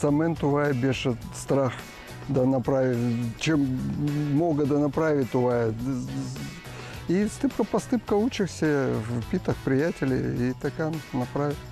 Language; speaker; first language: Bulgarian; non-native, learner; Russian